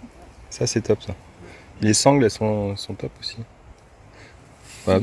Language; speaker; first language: French; native; French